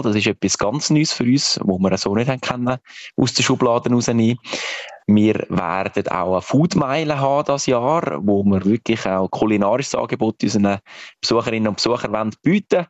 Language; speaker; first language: German; native; German